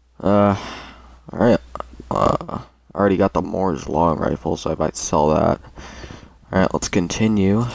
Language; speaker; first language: English; native; English